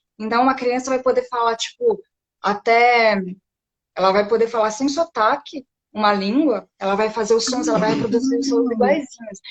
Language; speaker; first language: Portuguese; early bilingual, heritage; Portuguese